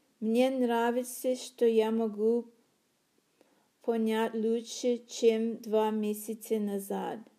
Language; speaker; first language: Russian; non-native, learner; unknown